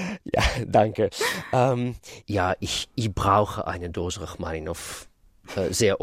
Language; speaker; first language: German; non-native, fluent; Russian